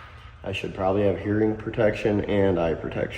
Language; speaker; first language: English; native; English